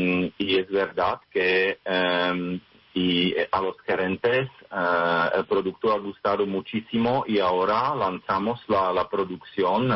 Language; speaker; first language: Spanish; non-native, fluent; Czech